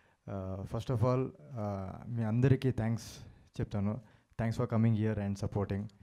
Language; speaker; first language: Telugu; non-native, learner; Kannada